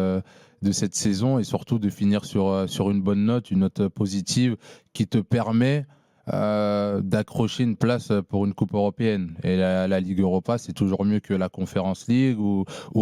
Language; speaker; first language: French; native; French